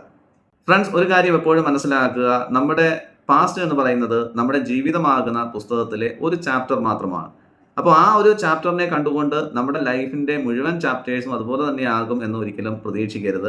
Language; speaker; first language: Malayalam; native; Malayalam